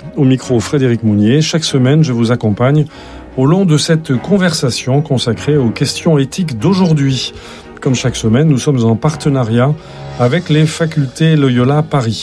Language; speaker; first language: French; native; French